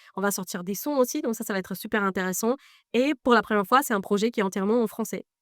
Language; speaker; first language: French; non-native, fluent; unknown